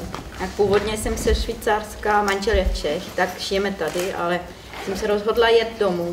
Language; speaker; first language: Czech; non-native, learner; German